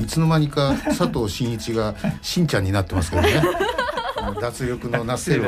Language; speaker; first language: Japanese; native; Japanese